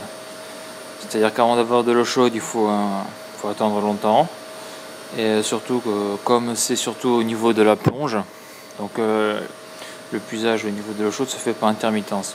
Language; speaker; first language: French; native; French